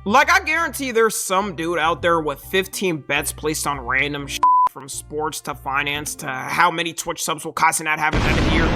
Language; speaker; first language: English; native; English